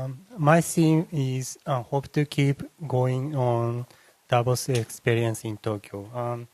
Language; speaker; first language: English; non-native, learner; Japanese